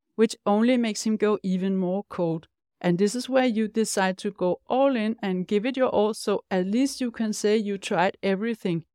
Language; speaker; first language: English; non-native, fluent; Danish